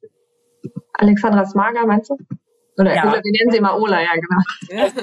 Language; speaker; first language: German; native; German